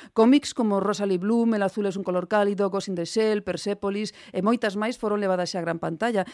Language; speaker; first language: Galician; non-native, local second language; Spanish